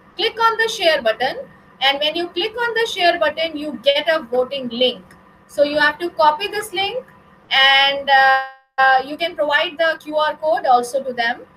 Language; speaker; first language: English; non-native, local second language; Hindi